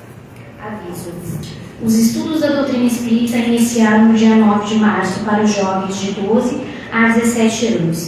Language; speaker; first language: Portuguese; native; Portuguese